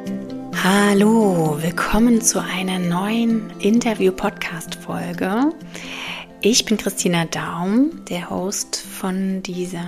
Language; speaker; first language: German; native; German